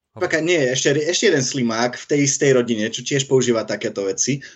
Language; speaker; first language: Slovak; early bilingual, heritage; Dutch